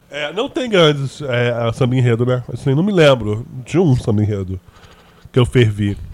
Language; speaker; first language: Portuguese; native; Portuguese